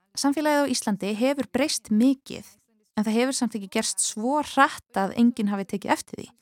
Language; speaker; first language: Icelandic; non-native, fluent; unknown